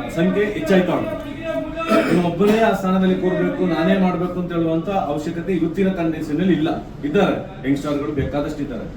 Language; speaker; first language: Kannada; native; Kannada